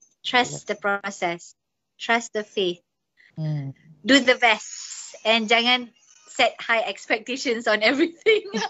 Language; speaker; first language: English; non-native, local second language; Malay